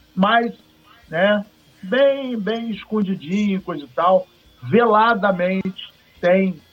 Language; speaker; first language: Portuguese; native; Portuguese